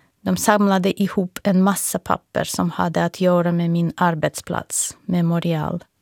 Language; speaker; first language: Swedish; non-native, fluent; Russian